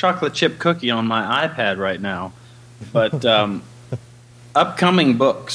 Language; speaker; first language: English; native; English